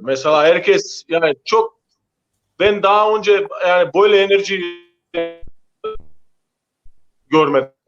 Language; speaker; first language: Turkish; non-native, learner; Croatian